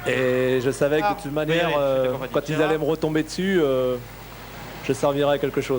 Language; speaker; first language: French; native; French